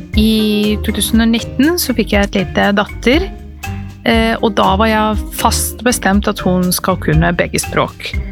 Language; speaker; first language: Norwegian; non-native, fluent; Serbian